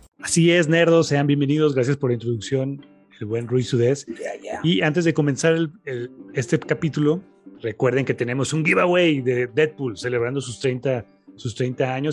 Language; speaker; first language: Spanish; native; Spanish